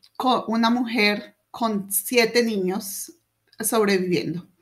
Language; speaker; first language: Spanish; native; Spanish